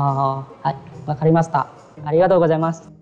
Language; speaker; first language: Japanese; non-native, learner; Vietnamese